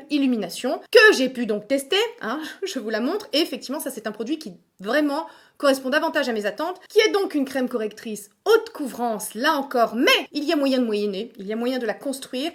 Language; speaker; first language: French; native; French